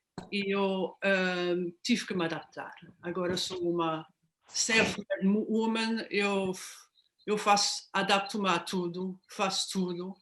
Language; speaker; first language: Portuguese; non-native, fluent; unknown